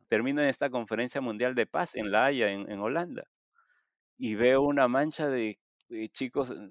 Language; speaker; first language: Spanish; native; Spanish